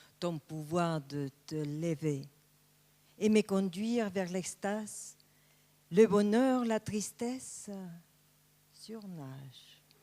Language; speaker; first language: French; non-native, fluent; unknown